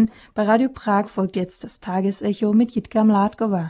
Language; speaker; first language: German; native; German